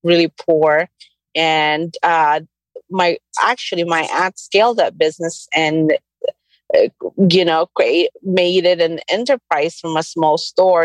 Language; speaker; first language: English; non-native, local second language; Cebuano